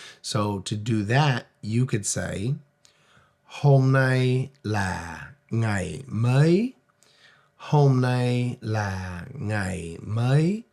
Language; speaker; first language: Vietnamese; non-native, fluent; English